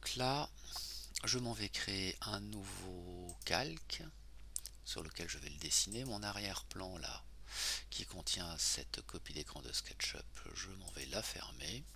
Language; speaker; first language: French; native; French